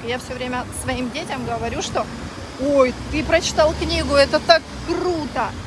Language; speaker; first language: Russian; native; Russian